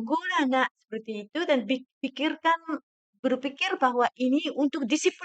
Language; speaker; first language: Indonesian; non-native, fluent; Japanese